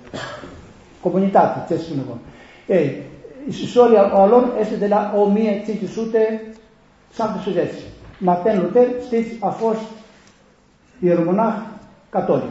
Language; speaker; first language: Romanian; non-native, learner; Greek